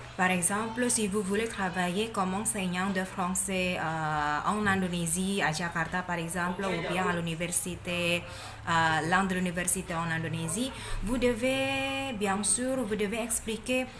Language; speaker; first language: French; non-native, fluent; Indonesian